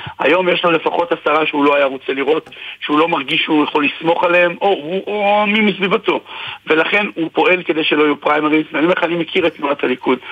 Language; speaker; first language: Hebrew; native; Hebrew